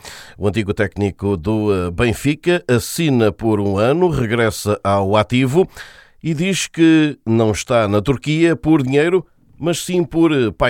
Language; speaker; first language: Portuguese; native; Portuguese